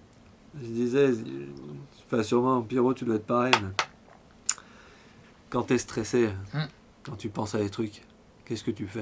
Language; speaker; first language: French; native; French